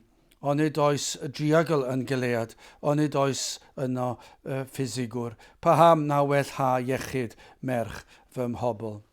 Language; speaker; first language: Welsh; native; Welsh